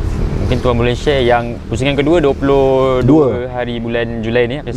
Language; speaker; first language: Malay; native; Malay